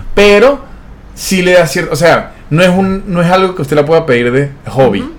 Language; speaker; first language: Spanish; native; Spanish